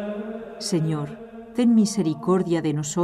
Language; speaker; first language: Spanish; native; Spanish